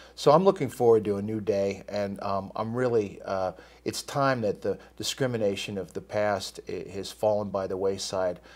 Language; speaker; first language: English; native; English